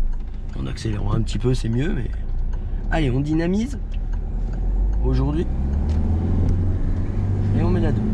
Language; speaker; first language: French; native; French